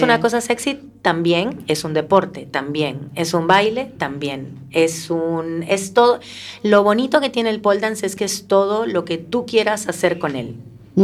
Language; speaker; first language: Spanish; native; Spanish